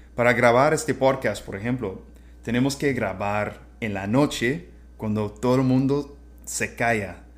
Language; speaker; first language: Spanish; non-native, fluent; English